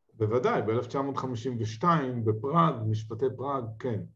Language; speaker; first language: Hebrew; native; Hebrew